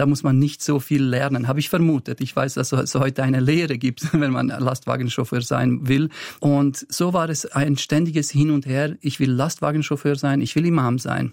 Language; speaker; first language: German; early bilingual, other home language; Bosnian